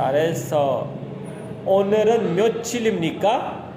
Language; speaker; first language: Korean; non-native, fluent; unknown